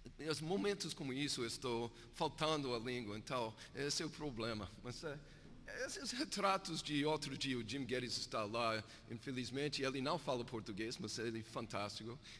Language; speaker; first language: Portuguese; non-native, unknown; English